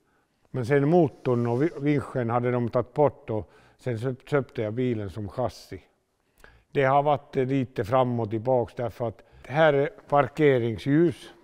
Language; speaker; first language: Swedish; non-native, local second language; Finnish